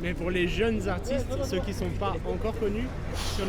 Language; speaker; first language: French; native; French